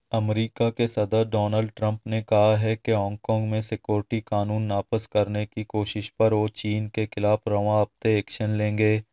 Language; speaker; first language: Urdu; non-native, local second language; Baluchi